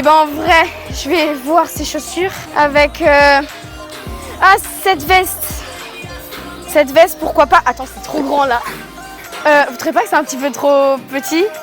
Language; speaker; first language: French; native; French